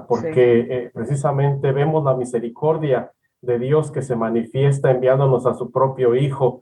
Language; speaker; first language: Spanish; native; Spanish